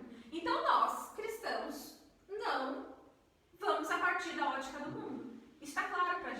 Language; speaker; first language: Portuguese; native; Portuguese